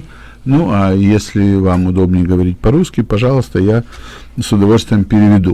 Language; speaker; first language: Russian; native; Russian